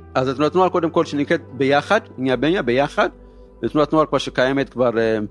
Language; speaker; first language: Hebrew; early bilingual, other home language; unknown